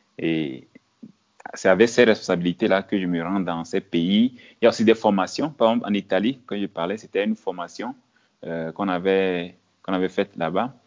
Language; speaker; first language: French; non-native, local second language; Ewe